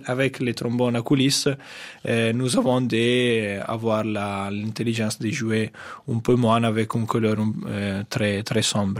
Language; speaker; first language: French; non-native, fluent; Italian